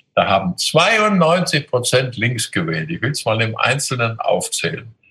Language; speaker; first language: German; native; German